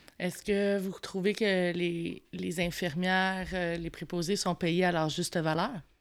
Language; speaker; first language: French; native; French